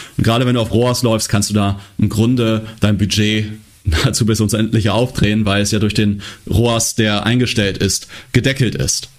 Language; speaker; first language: German; native; German